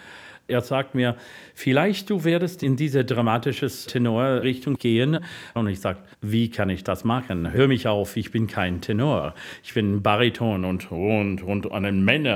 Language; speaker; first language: German; non-native, fluent; English